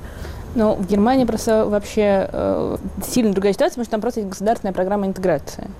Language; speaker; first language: Russian; native; Russian